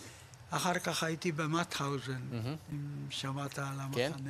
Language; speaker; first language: Hebrew; non-native, fluent; Polish